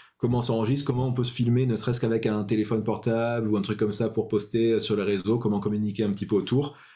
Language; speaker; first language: French; native; French